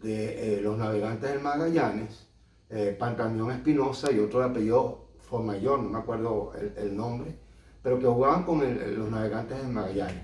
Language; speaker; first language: Spanish; native; Spanish